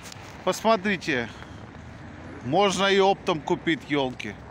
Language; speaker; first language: Russian; non-native, fluent; Hindi